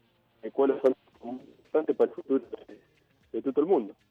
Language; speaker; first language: Italian; non-native, fluent; Spanish